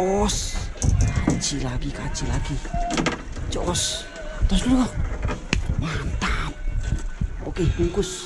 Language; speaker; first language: Malay; native; Malay